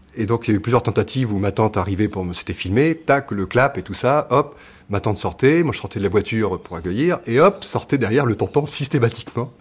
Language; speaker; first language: French; native; French